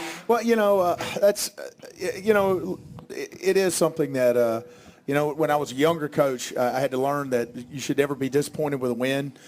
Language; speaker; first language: English; native; English